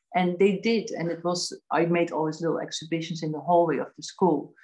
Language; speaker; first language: English; non-native, fluent; Dutch